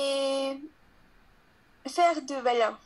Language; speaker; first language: French; non-native, learner; Spanish